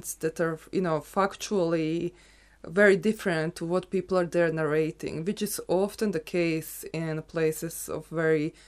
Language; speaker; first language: English; non-native, fluent; Serbian